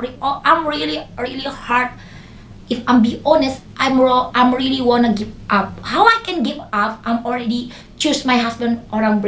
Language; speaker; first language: English; non-native, learner; Indonesian